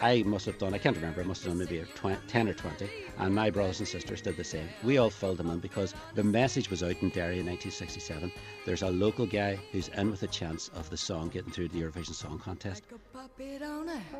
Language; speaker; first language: English; native; English